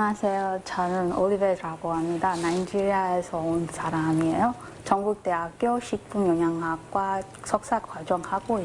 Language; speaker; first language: Korean; non-native, learner; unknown